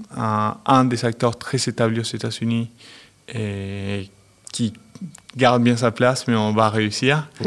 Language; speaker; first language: French; non-native, fluent; Spanish